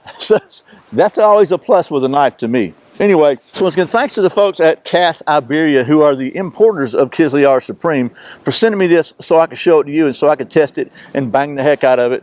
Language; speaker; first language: English; native; English